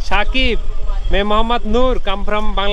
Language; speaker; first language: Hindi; non-native, learner; Bangla